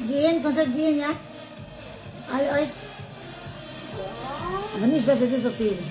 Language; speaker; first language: German; non-native, learner; Cebuano